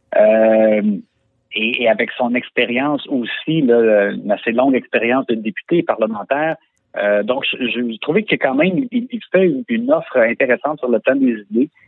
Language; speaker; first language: French; native; French